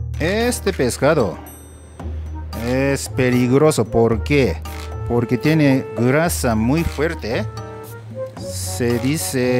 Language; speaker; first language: Spanish; non-native, learner; Japanese